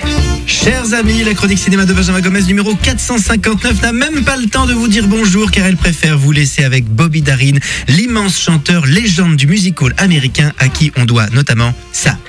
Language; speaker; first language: French; native; French